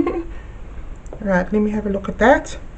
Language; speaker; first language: English; native; English